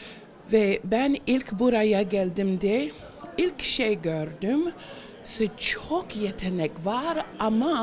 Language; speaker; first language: Turkish; non-native, learner; English